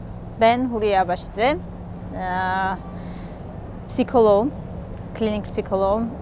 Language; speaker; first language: Turkish; non-native, fluent; Georgian